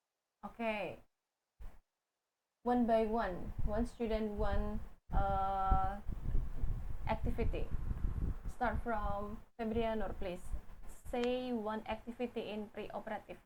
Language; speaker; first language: English; non-native, fluent; Indonesian